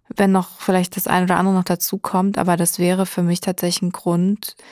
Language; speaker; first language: German; native; German